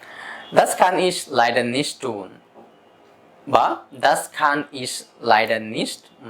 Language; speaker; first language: German; non-native, fluent; Bangla